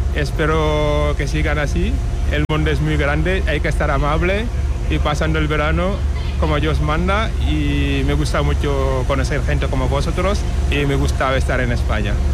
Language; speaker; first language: Spanish; non-native, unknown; Wolof